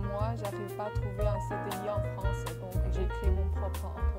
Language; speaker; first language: French; non-native, fluent; Chinese